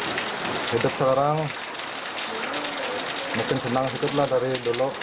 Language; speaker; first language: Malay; non-native, local second language; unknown